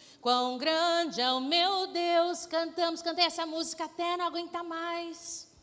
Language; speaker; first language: Portuguese; native; Portuguese